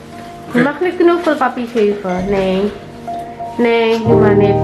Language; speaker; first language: Dutch; non-native, learner; Indonesian